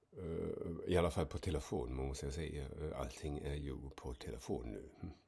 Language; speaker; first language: Swedish; non-native, fluent; German